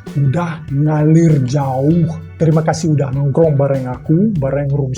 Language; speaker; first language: Indonesian; non-native, fluent; Russian